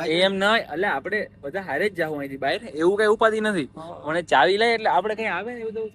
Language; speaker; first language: Gujarati; native; Gujarati